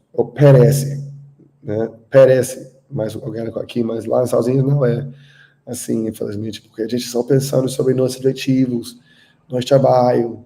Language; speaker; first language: Portuguese; non-native, learner; English